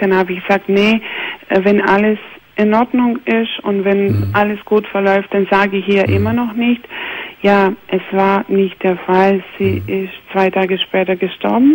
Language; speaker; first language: German; non-native, fluent; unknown